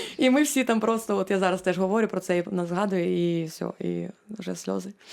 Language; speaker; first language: Ukrainian; non-native, local second language; Russian